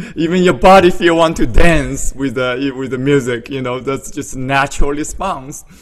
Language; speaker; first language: English; non-native, fluent; Chinese